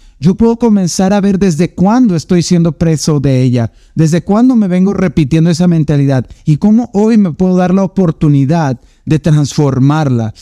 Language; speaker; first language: Spanish; native; Spanish